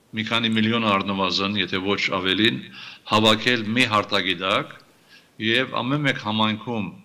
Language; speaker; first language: Armenian; early bilingual, heritage; Armenian